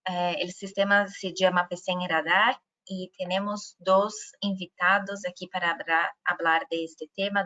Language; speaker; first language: Spanish; non-native, fluent; Portuguese